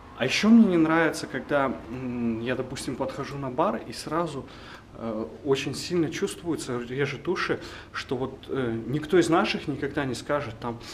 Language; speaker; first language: Russian; native; Russian